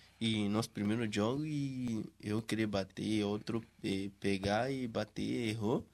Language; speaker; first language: Portuguese; non-native, learner; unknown